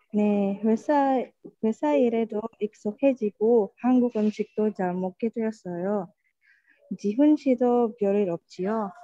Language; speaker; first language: Korean; non-native, learner; Indonesian